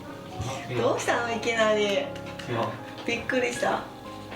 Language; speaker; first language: Japanese; non-native, fluent; Chinese